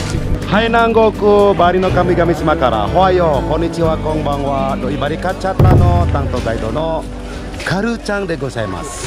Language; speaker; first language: Japanese; non-native, fluent; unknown